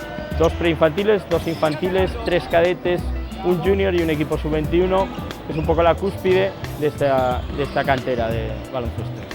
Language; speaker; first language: Spanish; native; Spanish